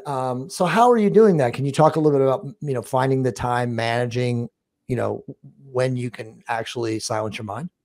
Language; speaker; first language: English; native; English